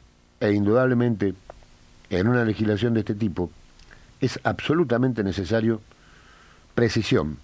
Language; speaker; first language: Spanish; native; Spanish